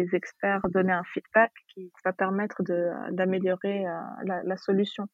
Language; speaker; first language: French; non-native, local second language; Arabic